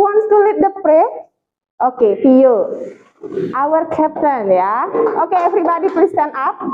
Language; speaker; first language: English; non-native, fluent; Indonesian